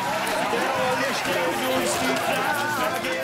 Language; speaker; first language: German; native; German